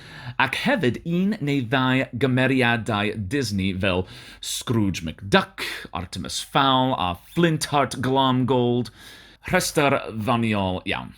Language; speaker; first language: Welsh; non-native, learner; English